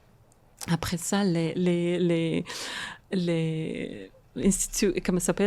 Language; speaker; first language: French; non-native, fluent; Russian